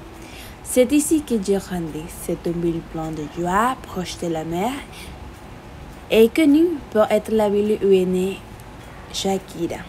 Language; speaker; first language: French; non-native, fluent; Spanish